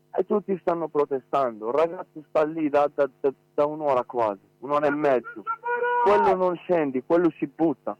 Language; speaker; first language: Italian; non-native, fluent; Arabic